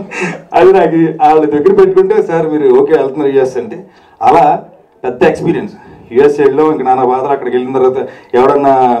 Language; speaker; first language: Telugu; native; Telugu